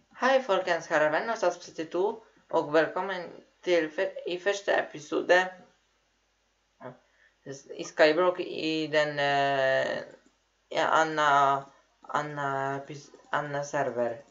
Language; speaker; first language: Norwegian; non-native, learner; Polish